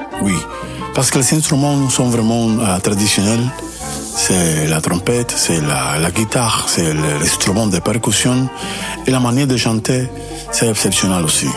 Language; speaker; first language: French; non-native, learner; Spanish